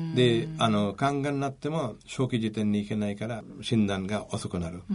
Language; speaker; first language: Japanese; non-native, fluent; Bangla